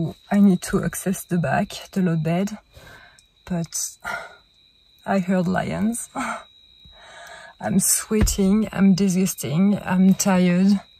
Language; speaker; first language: English; non-native, fluent; French